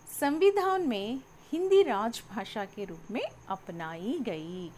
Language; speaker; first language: Hindi; non-native, local second language; Telugu